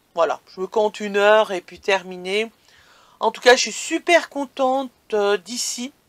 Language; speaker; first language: French; native; French